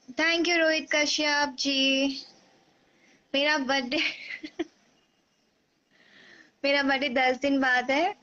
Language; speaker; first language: Hindi; native; Hindi